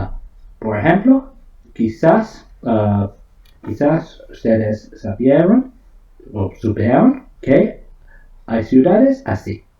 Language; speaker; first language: Spanish; non-native, fluent; English